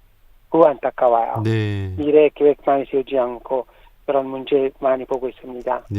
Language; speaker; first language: Korean; non-native, learner; Italian